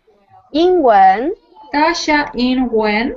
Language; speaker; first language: Chinese; non-native, learner; Spanish